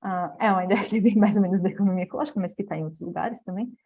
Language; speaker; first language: Portuguese; native; Portuguese